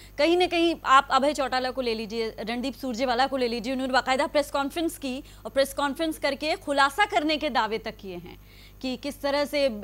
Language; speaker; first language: Hindi; native; Hindi